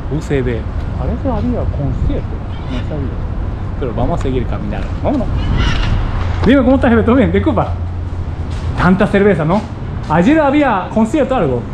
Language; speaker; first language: Spanish; non-native, learner; Japanese